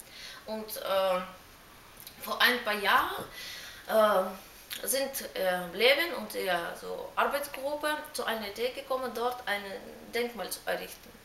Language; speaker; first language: German; non-native, learner; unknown